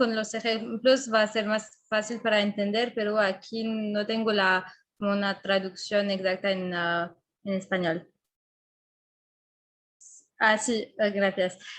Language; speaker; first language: Spanish; non-native, fluent; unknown